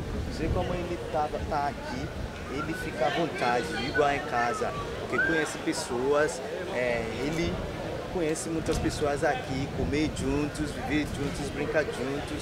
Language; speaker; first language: Portuguese; non-native, learner; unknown